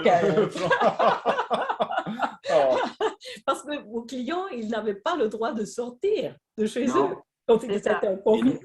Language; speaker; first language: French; non-native, fluent; Swedish